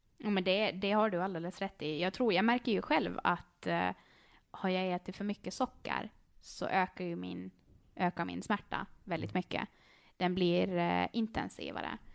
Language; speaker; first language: Swedish; native; Swedish